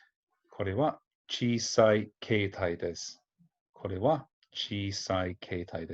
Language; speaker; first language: Japanese; non-native, fluent; English